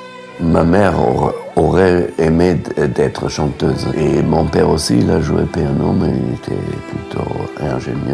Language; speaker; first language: French; non-native, fluent; German